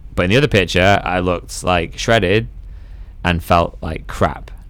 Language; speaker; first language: English; native; English